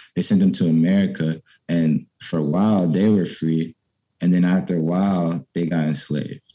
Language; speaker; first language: English; native; English